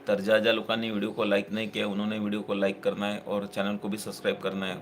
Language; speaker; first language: Hindi; non-native, local second language; Marathi